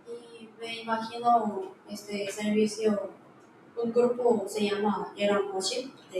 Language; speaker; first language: Spanish; non-native, learner; Korean